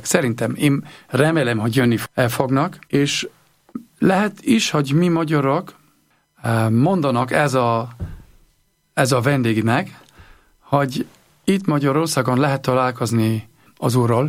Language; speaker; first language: Hungarian; non-native, learner; German